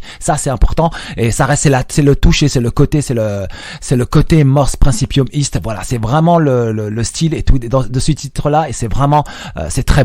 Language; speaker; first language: French; native; French